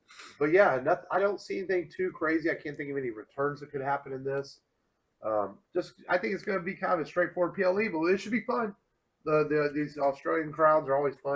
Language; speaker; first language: English; native; English